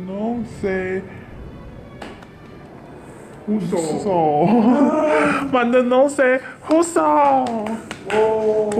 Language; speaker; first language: French; non-native, learner; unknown